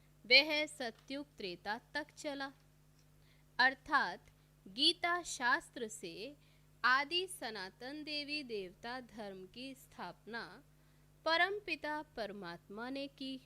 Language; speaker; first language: Hindi; native; Hindi